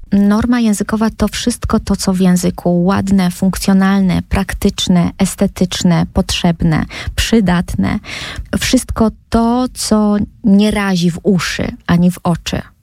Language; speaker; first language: Polish; native; Polish